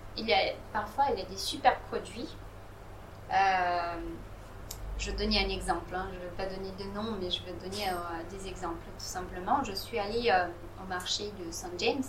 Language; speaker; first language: French; non-native, fluent; Romanian